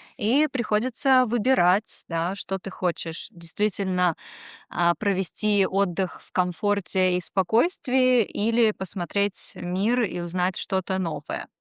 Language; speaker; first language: Russian; native; Russian